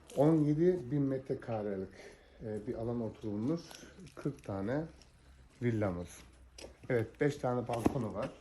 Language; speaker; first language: Turkish; native; Turkish